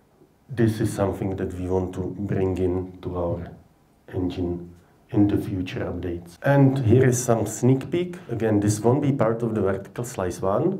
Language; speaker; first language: English; non-native, fluent; Czech